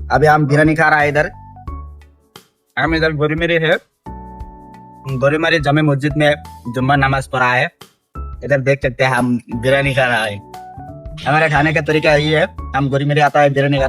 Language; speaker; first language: Hindi; non-native, local second language; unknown